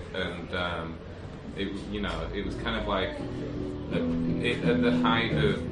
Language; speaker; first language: English; native; English